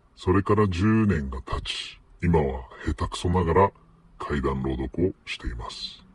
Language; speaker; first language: Japanese; non-native, fluent; English